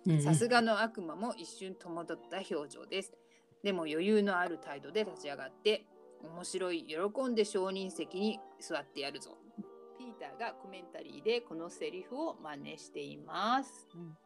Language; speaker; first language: Japanese; native; Japanese